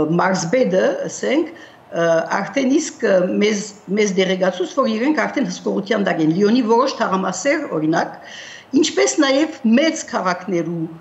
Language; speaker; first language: Armenian; early bilingual, heritage; Armenian